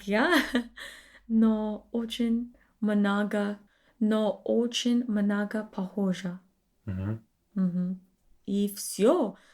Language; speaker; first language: Russian; non-native, learner; English